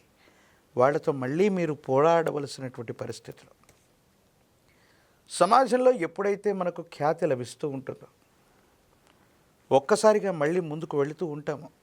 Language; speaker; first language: Telugu; native; Telugu